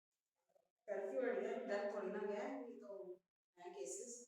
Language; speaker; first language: Hindi; native; Hindi